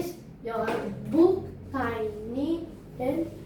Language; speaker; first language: English; non-native, learner; Indonesian